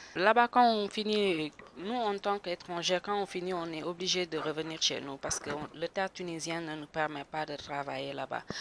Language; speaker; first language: French; non-native, local second language; Wolof